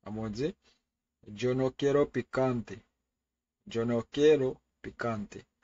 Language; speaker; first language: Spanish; non-native, learner; Haitian Creole